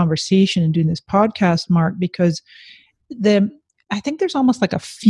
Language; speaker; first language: English; native; English